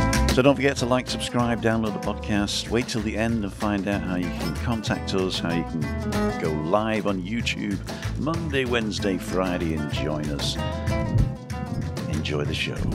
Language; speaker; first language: English; native; English